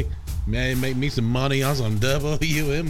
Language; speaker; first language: English; native; English